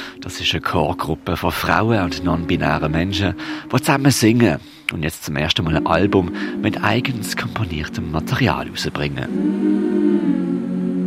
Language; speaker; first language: German; native; German